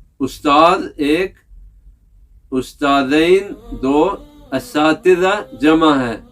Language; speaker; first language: Urdu; native; Urdu